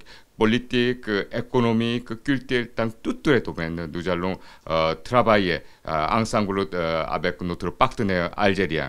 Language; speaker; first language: French; non-native, fluent; Korean